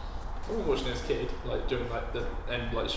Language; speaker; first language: English; native; English